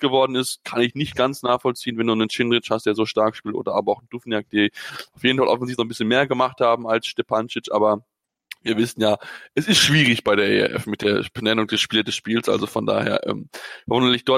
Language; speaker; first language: German; native; German